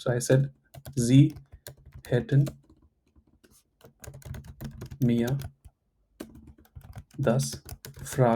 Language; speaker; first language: German; non-native, fluent; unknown